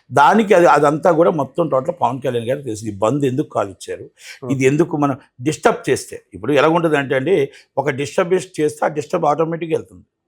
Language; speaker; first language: Telugu; native; Telugu